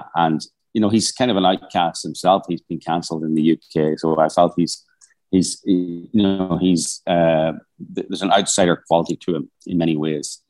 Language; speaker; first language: English; native; English